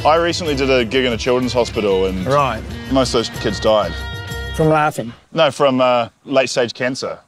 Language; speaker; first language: English; native; English